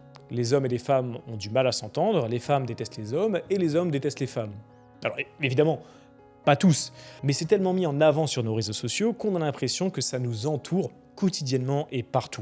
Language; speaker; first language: French; native; French